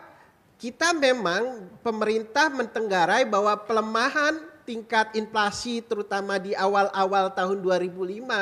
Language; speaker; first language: Indonesian; native; Indonesian